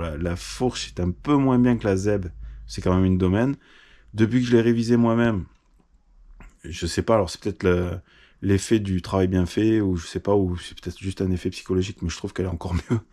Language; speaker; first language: French; native; French